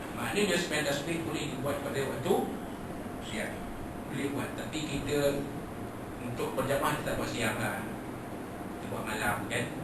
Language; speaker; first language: Malay; native; Malay